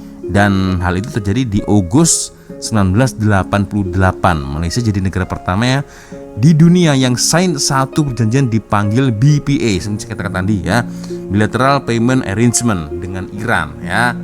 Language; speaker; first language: Indonesian; native; Indonesian